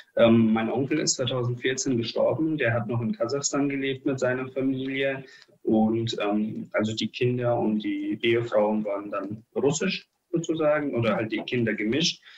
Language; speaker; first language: German; early bilingual, other home language; Russian